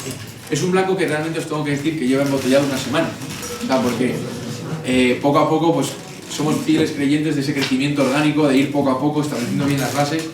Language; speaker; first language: Spanish; native; Spanish